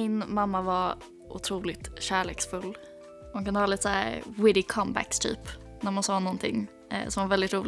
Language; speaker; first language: Swedish; native; Swedish